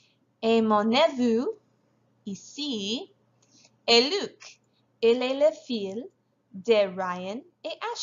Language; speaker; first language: French; non-native, fluent; English